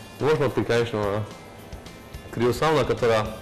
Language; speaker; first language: Russian; non-native, learner; Slovak